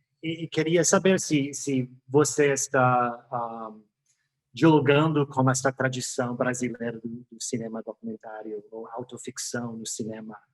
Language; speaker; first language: Portuguese; non-native, fluent; English